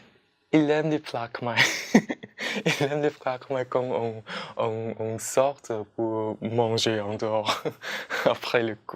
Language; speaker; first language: French; non-native, fluent; Khmer